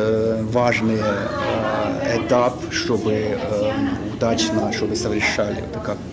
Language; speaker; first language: Russian; non-native, learner; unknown